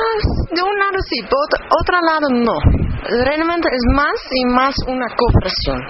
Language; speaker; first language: Spanish; non-native, fluent; Dutch